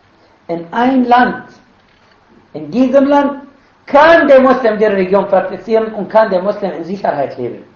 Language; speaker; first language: German; non-native, fluent; Arabic